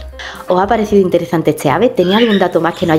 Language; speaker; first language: Spanish; native; Spanish